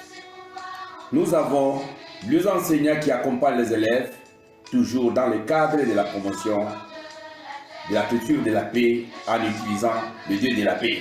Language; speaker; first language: French; non-native, local second language; Swahili